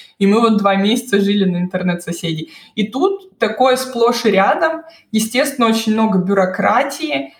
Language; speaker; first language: Russian; native; Russian